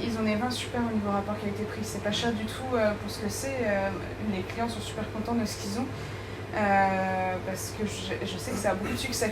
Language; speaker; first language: French; native; French